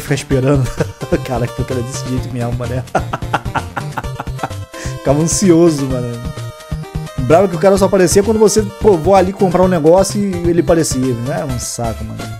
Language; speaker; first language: Portuguese; native; Portuguese